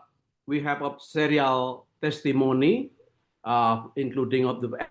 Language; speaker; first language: English; non-native, learner; Indonesian